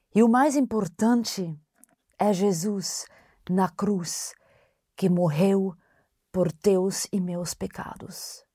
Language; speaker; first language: Portuguese; non-native, fluent; German